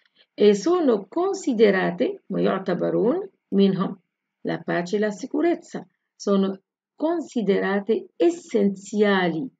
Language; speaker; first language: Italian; non-native, fluent; Arabic